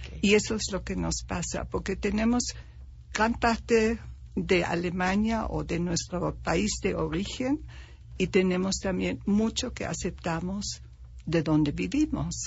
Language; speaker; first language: Spanish; non-native, fluent; German